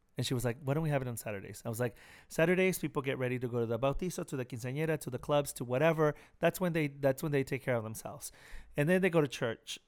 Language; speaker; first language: English; early bilingual, other home language; Spanish